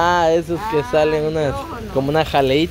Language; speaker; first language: Spanish; native; Spanish